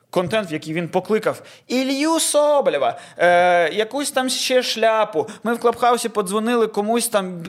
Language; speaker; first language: Ukrainian; non-native, local second language; Russian